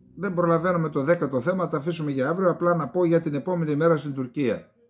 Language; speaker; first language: Greek; native; Greek